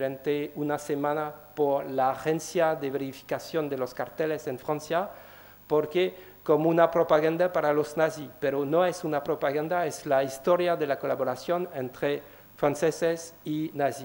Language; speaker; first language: Spanish; non-native, learner; French